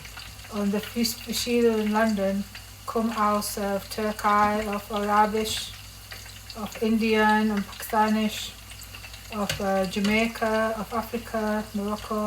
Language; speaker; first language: German; non-native, learner; English